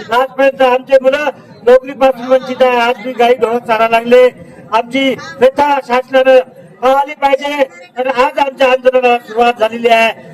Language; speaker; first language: Marathi; non-native, local second language; Lambadi